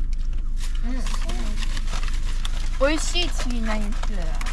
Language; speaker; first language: Japanese; early bilingual, other home language; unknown